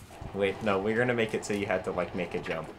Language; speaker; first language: English; native; English